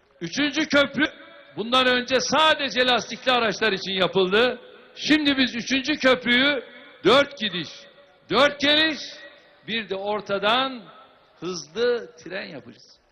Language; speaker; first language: Turkish; native; Turkish